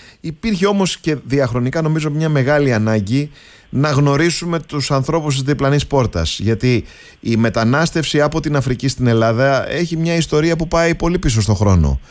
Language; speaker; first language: Greek; native; Greek